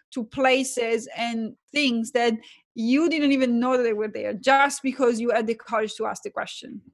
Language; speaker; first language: English; non-native, fluent; Italian